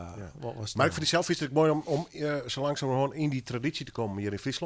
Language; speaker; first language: Dutch; non-native, local second language; Western Frisian